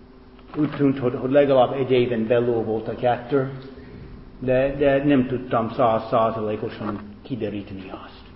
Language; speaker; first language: Hungarian; non-native, fluent; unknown